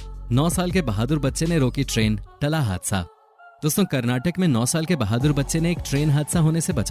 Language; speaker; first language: Hindi; native; Hindi